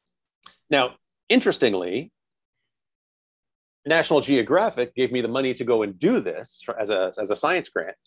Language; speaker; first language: English; native; English